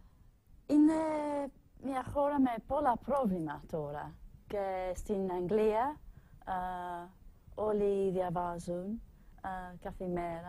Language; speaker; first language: Greek; non-native, learner; English